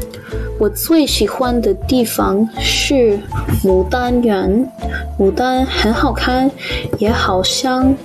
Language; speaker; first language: Chinese; non-native, learner; English